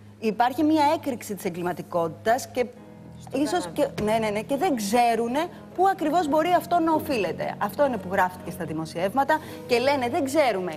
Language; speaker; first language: Greek; native; Greek